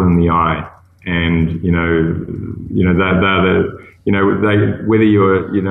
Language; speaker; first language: English; native; English